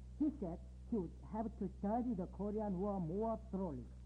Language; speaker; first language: English; non-native, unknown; Korean